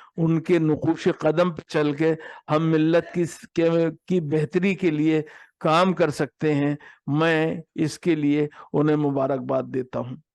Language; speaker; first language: Urdu; native; Urdu